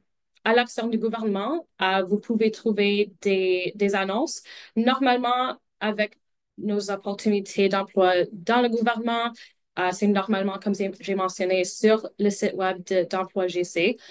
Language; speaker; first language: French; non-native, local second language; English